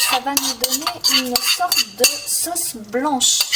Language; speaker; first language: French; non-native, local second language; Arabic